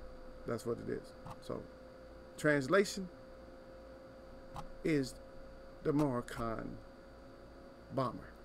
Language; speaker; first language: English; native; English